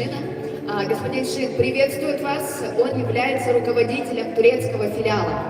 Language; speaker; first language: Russian; native; Russian